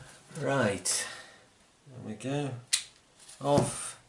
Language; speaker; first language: English; native; English